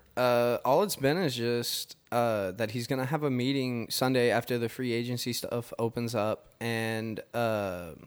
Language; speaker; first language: English; native; English